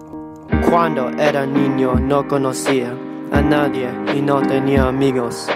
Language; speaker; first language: Spanish; non-native, learner; English